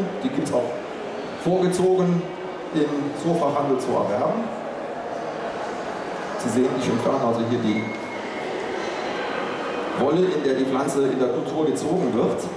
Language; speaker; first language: German; native; German